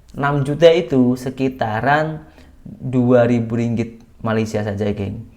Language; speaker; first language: Indonesian; native; Indonesian